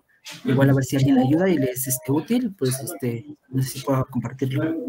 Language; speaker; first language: Spanish; native; Spanish